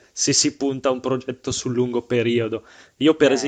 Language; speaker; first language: Italian; native; Italian